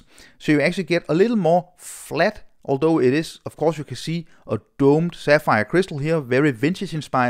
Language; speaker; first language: English; non-native, fluent; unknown